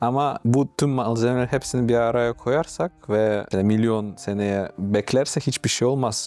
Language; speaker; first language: Turkish; non-native, fluent; Russian